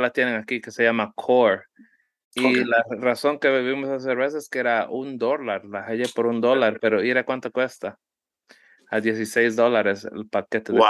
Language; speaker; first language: Spanish; early bilingual, heritage; Spanish